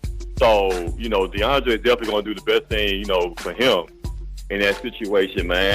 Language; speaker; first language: English; native; English